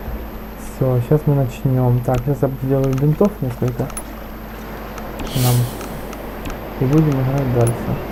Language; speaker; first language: Russian; native; Russian